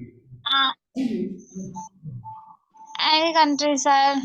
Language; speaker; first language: English; non-native, learner; Hindi